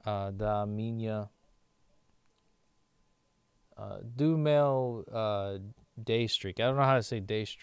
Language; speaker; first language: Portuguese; non-native, learner; English